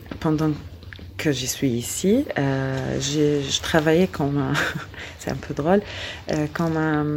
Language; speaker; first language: French; non-native, learner; Arabic